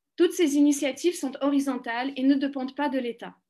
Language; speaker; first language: French; non-native, fluent; Ukrainian